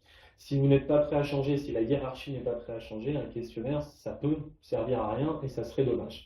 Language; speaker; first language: French; native; French